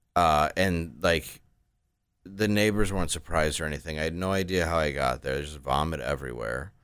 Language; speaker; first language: English; native; English